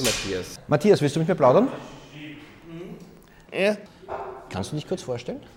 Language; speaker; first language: German; native; German